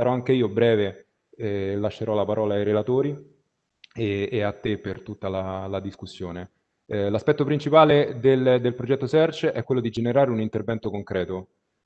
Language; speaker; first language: Italian; native; Italian